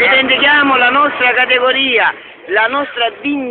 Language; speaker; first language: Italian; native; Italian